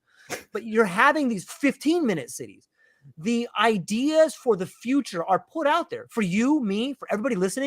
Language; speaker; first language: English; native; English